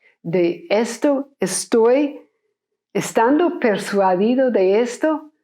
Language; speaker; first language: Spanish; non-native, fluent; English